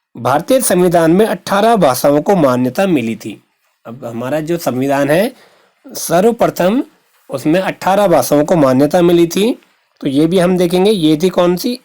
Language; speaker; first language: Hindi; non-native, local second language; Garhwali